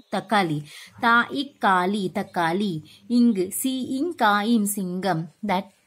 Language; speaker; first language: English; non-native, local second language; Tamil